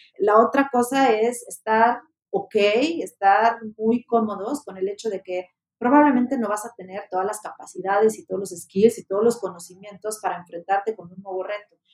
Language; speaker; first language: Spanish; non-native, fluent; Italian